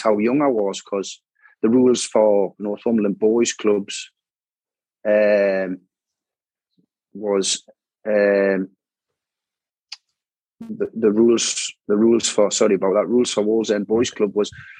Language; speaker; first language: English; native; English